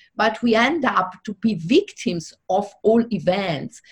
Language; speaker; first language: English; non-native, fluent; Italian